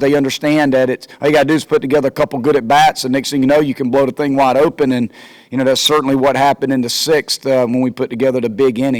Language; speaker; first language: English; native; English